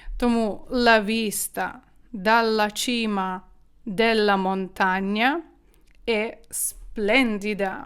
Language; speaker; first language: Italian; non-native, fluent; Ukrainian